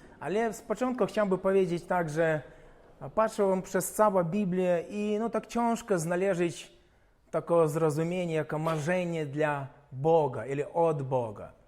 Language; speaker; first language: Polish; non-native, fluent; Ukrainian